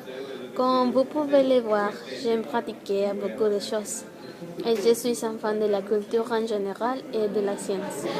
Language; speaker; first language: French; non-native, learner; Spanish